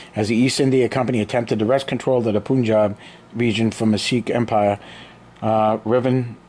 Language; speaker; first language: English; native; English